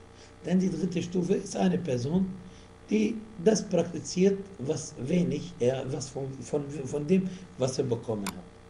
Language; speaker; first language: German; non-native, fluent; Arabic